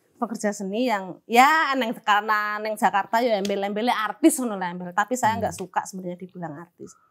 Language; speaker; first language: Indonesian; non-native, local second language; Javanese